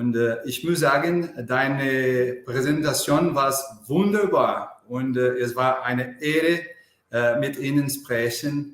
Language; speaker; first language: German; non-native, learner; Portuguese